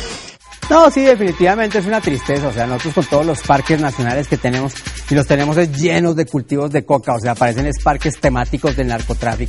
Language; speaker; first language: Spanish; native; Spanish